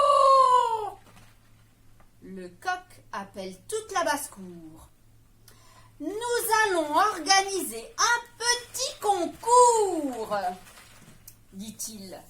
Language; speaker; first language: French; native; French